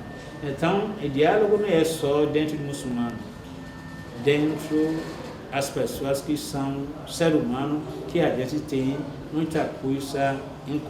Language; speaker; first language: Portuguese; non-native, fluent; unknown